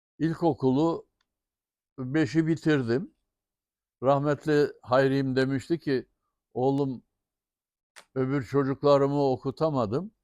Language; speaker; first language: Turkish; native; Turkish